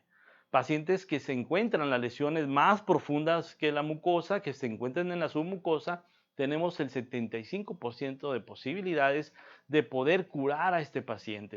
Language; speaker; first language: Spanish; native; Spanish